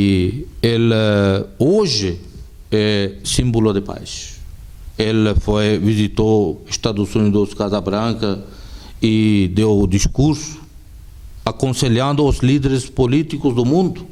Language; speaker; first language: Portuguese; non-native, fluent; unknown